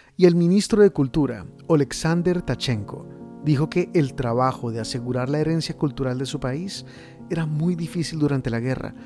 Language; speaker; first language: Spanish; native; Spanish